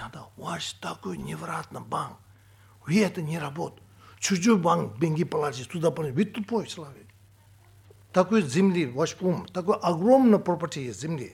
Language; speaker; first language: Russian; non-native, learner; Tibetan